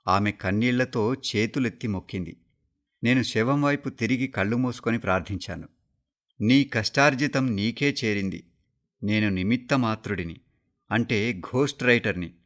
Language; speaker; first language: Telugu; native; Telugu